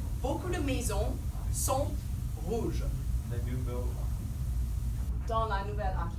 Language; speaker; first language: French; non-native, fluent; English